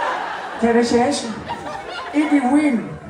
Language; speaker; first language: English; non-native, learner; Thai